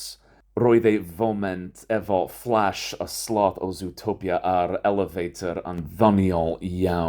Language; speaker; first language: Welsh; non-native, fluent; English